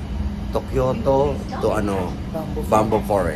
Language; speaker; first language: English; non-native, learner; Filipino